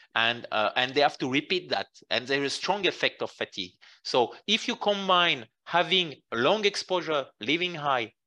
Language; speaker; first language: English; non-native, fluent; French